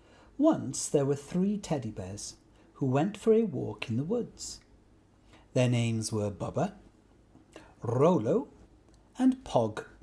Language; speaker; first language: English; native; English